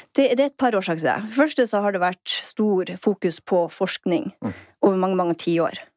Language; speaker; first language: Norwegian; native; Norwegian